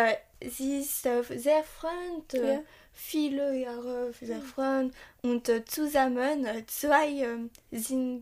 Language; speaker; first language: German; non-native, learner; French